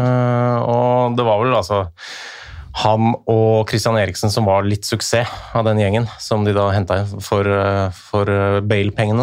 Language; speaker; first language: Norwegian; native; Norwegian